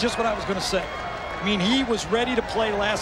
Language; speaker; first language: English; native; English